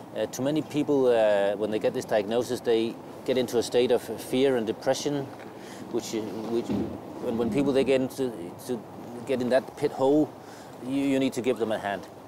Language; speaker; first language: English; non-native, fluent; Danish